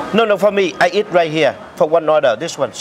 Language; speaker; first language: English; non-native, learner; Vietnamese